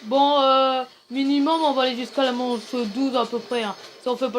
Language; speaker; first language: French; native; French